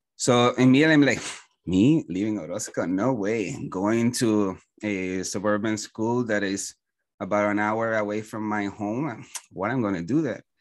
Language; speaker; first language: English; non-native, fluent; Spanish